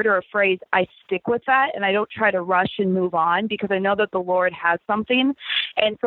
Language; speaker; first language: English; native; English